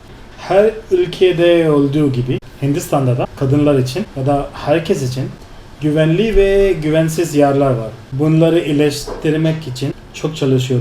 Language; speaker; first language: Turkish; non-native, fluent; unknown